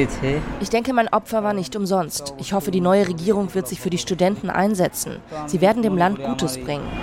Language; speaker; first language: German; native; German